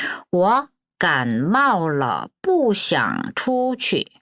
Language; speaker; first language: Chinese; non-native, fluent; Korean